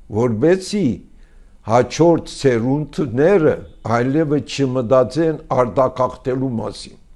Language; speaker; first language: Armenian; early bilingual, heritage; Armenian